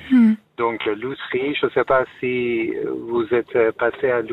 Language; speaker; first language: French; non-native, fluent; Persian